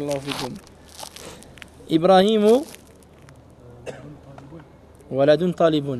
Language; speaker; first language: Arabic; non-native, fluent; French